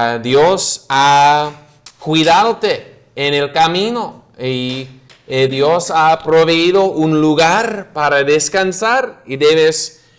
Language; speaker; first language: Spanish; non-native, fluent; English